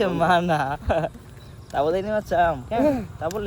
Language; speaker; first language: Indonesian; non-native, learner; Bangla